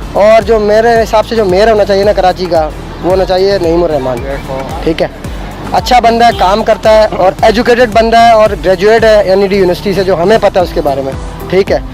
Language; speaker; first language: Urdu; native; Urdu